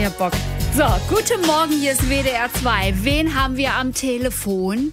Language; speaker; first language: German; native; German